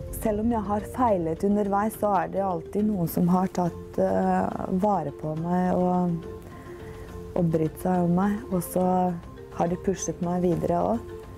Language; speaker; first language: Norwegian; non-native, fluent; Bosnian